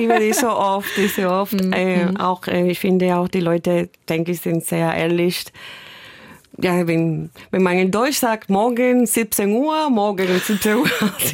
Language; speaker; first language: German; non-native, fluent; Spanish